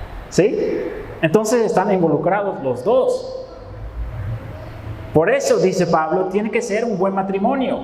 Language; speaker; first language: Spanish; non-native, fluent; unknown